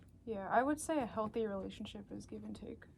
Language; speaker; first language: English; native; English